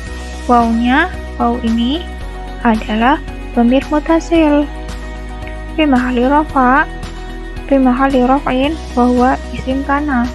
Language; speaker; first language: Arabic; non-native, learner; Indonesian